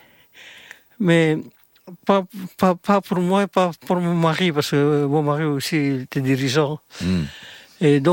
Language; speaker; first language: French; non-native, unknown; Indonesian